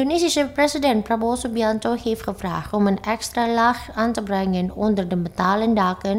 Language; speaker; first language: Dutch; non-native, fluent; Indonesian